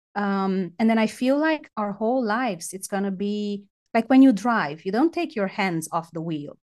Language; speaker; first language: English; non-native, fluent; Romanian